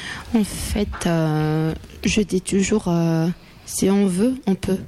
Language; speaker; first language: French; non-native, local second language; Arabic